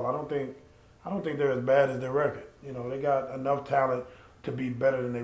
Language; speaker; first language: English; native; English